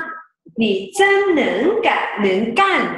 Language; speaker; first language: Chinese; non-native, fluent; Thai